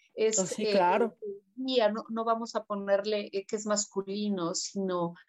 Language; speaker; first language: Spanish; native; Spanish